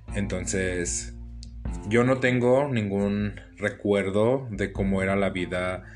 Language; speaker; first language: Spanish; early bilingual, heritage; Spanish